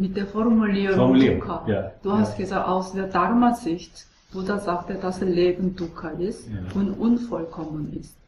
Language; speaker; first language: German; non-native, fluent; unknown